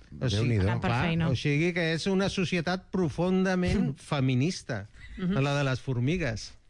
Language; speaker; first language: Catalan; non-native, local second language; Spanish